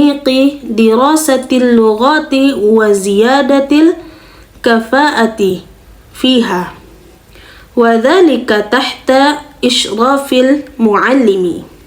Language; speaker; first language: Arabic; non-native, learner; Indonesian